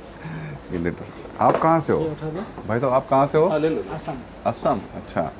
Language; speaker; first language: Hindi; non-native, local second language; Kannada